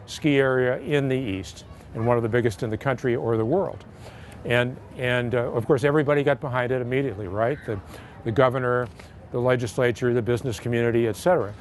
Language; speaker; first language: English; native; English